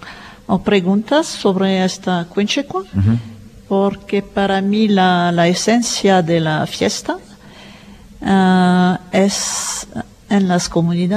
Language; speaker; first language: Spanish; non-native, fluent; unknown